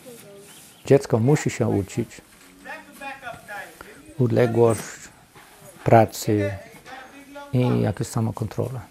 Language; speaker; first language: Polish; non-native, fluent; English